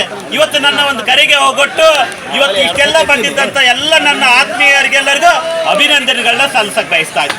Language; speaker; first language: Kannada; native; Kannada